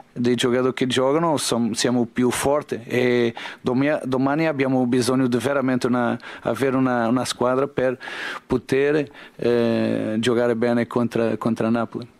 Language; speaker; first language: Italian; non-native, learner; Portuguese